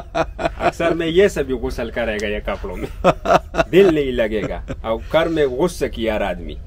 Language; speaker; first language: Hindi; non-native, local second language; Pashto